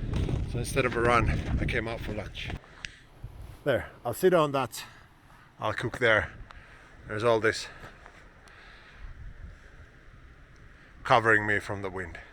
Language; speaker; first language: English; non-native, fluent; Finnish